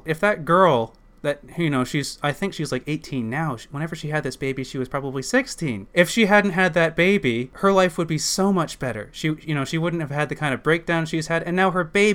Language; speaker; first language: English; native; English